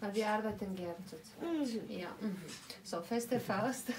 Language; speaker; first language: German; native; German